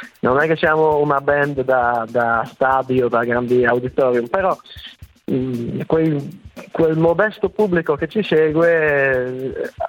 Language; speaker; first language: Italian; native; Italian